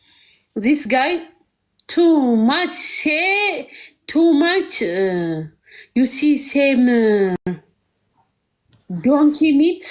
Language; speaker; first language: English; non-native, learner; Amharic